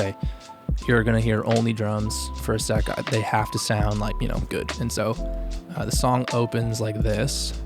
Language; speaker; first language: English; native; English